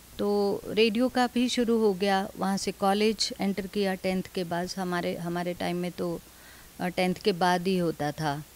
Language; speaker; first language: Hindi; non-native, local second language; Dogri